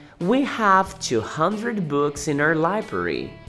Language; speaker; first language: English; non-native, fluent; Portuguese